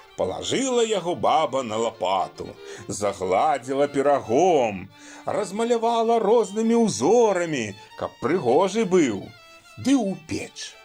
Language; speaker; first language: Belarusian; native; Belarusian